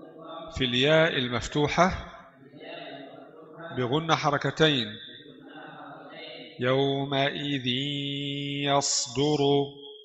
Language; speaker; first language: Arabic; non-native, fluent; Indonesian